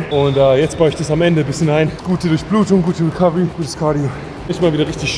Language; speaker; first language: German; native; German